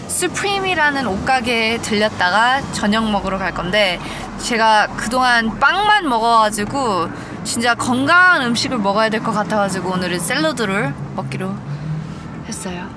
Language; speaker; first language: Korean; early bilingual, heritage; Korean